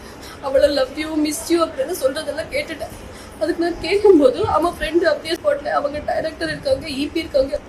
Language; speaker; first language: Tamil; non-native, local second language; Kannada